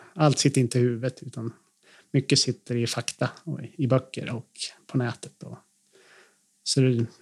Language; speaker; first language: Swedish; native; Swedish